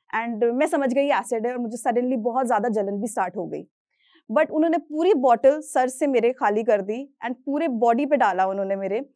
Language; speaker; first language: Hindi; native; Hindi